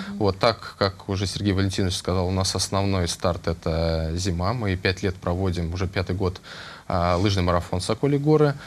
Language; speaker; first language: Russian; native; Russian